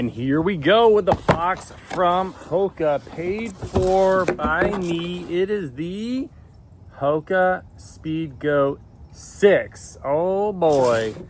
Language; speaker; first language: English; native; English